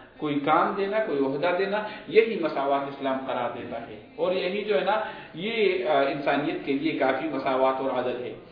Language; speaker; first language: Urdu; non-native, local second language; Pashto